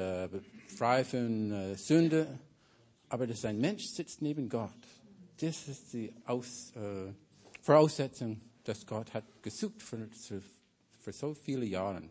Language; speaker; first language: German; non-native, learner; English